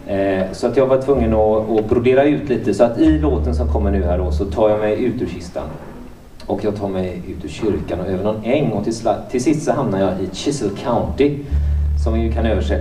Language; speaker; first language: Swedish; native; Swedish